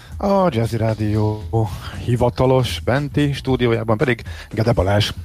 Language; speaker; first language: Hungarian; native; Hungarian